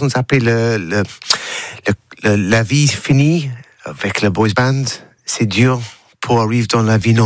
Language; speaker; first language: French; non-native, learner; English